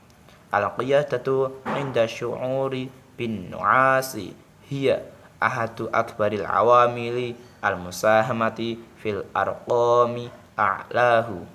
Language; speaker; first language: Arabic; non-native, learner; Indonesian